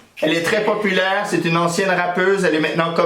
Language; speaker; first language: French; native; French